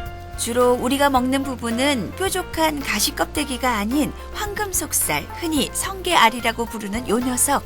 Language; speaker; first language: Korean; native; Korean